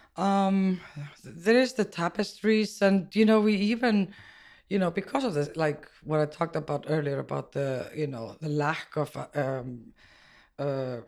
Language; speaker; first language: English; non-native, fluent; Icelandic